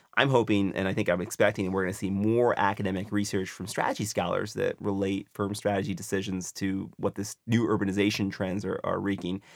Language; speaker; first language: English; native; English